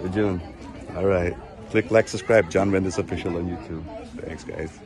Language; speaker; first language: English; non-native, local second language; Filipino